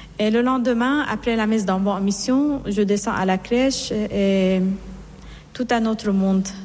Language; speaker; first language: French; non-native, fluent; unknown